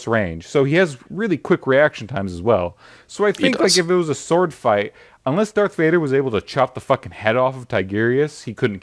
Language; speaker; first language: English; native; English